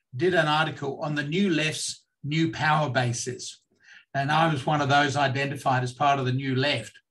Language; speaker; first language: English; native; English